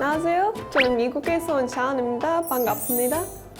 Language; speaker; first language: Korean; non-native, learner; English